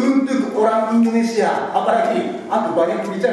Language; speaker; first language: Indonesian; non-native, fluent; Japanese